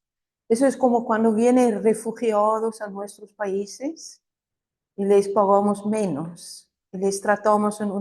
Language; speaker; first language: Spanish; non-native, fluent; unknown